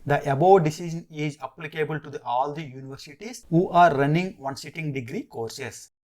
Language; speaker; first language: English; non-native, local second language; Telugu